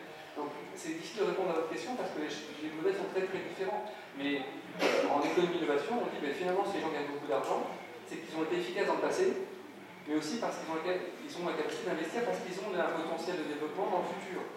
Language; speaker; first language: French; native; French